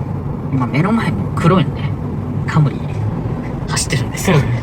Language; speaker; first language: Japanese; native; Japanese